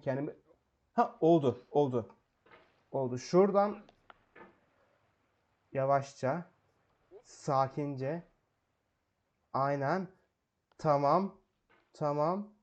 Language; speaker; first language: Turkish; native; Turkish